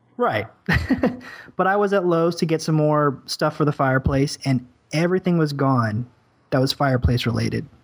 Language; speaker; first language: English; native; English